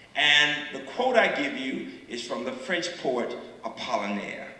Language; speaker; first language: English; native; English